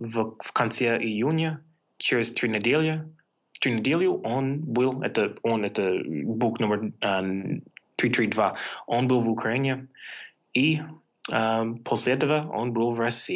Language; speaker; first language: Russian; non-native, fluent; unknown